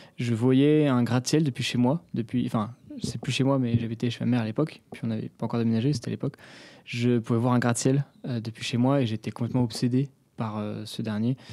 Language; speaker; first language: French; native; French